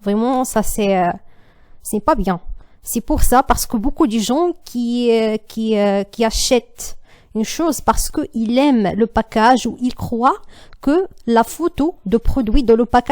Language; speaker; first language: French; non-native, learner; Arabic